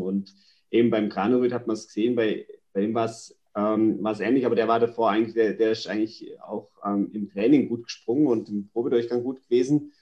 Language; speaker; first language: German; native; German